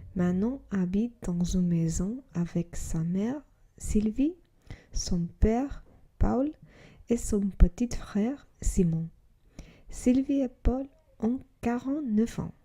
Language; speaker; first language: French; non-native, learner; English